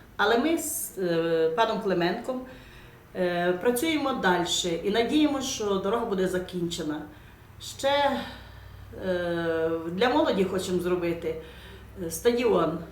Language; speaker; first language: Ukrainian; native; Ukrainian